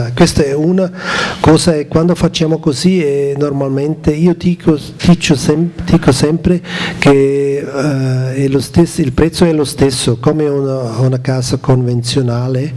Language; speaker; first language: Italian; non-native, learner; German